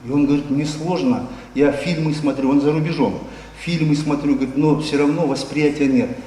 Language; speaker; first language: Russian; non-native, local second language; Kazakh